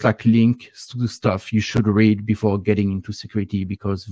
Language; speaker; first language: English; non-native, fluent; French